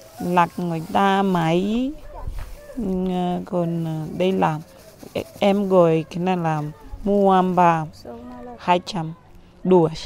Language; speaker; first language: Vietnamese; non-native, learner; Portuguese